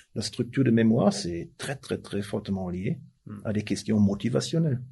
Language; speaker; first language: French; non-native, fluent; German